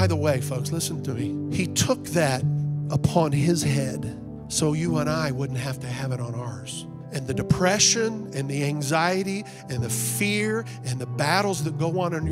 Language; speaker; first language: English; native; English